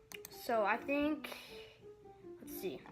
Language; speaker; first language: English; native; English